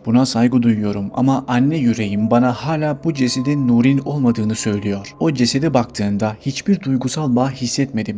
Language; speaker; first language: Turkish; native; Turkish